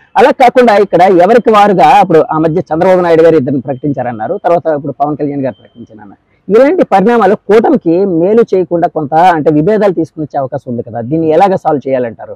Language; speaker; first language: Telugu; native; Telugu